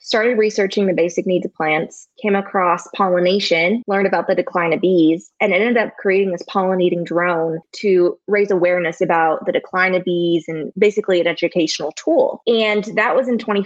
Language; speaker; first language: English; native; English